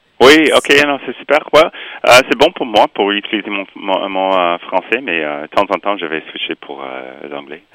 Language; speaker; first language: French; non-native, local second language; English